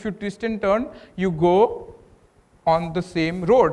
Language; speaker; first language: English; non-native, local second language; Gujarati